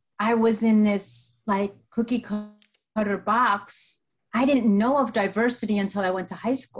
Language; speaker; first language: English; native; English